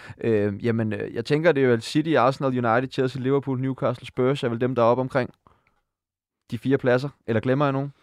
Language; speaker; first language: Danish; native; Danish